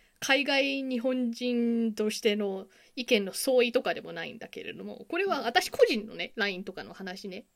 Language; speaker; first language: Japanese; native; Japanese